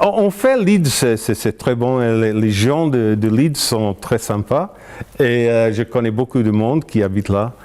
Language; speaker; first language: French; non-native, fluent; English